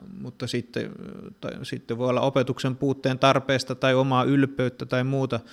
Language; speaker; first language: Finnish; non-native, fluent; Greek